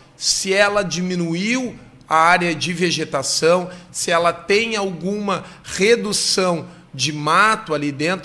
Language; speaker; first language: Portuguese; native; Portuguese